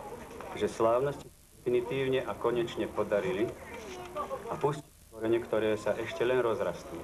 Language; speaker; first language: Slovak; native; Slovak